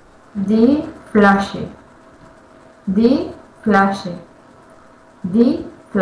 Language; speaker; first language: German; non-native, learner; Spanish